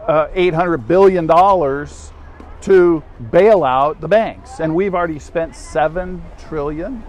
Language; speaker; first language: English; native; English